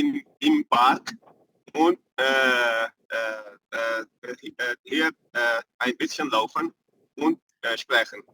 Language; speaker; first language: German; non-native, learner; Hindi